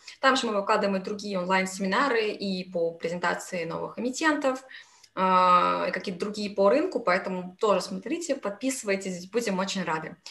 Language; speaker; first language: Russian; native; Russian